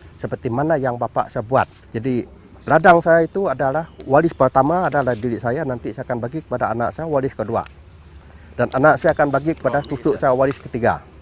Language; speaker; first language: Malay; non-native, local second language; Iban